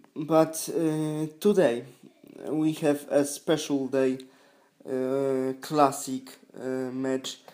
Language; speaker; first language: English; non-native, learner; Polish